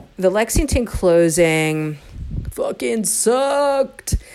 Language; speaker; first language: English; native; English